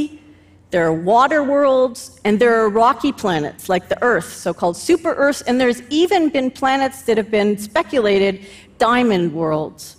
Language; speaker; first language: English; native; English